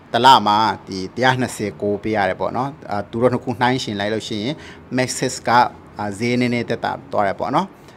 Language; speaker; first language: Burmese; native; Burmese